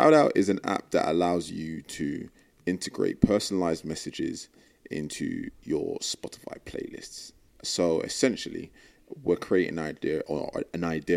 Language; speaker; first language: English; native; English